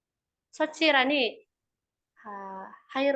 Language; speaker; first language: Japanese; non-native, learner; Indonesian